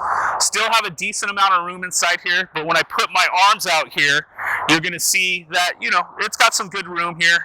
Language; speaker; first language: English; native; English